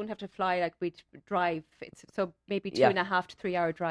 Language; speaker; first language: English; native; English